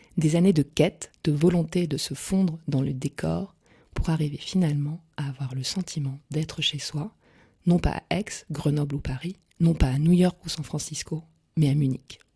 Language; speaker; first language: French; native; French